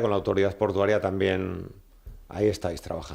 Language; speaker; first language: Spanish; native; Spanish